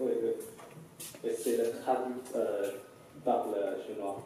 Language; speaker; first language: French; non-native, learner; Chinese